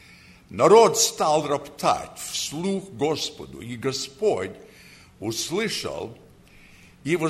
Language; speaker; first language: Russian; early bilingual, heritage; Russian